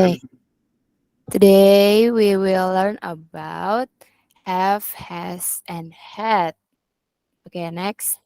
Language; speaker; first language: English; non-native, learner; Indonesian